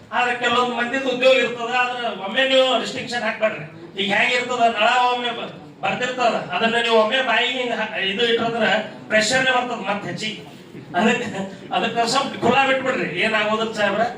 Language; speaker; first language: Kannada; native; Kannada